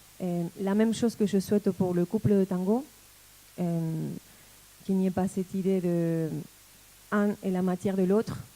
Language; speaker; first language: French; non-native, fluent; Spanish